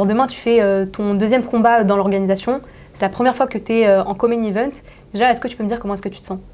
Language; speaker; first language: French; native; French